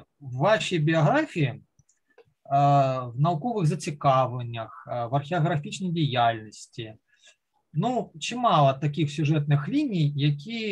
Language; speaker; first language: Ukrainian; native; Ukrainian